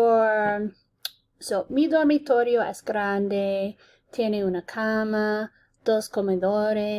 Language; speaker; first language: Spanish; non-native, fluent; English